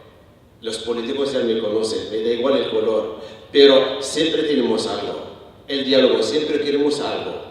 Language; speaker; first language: Spanish; non-native, learner; Arabic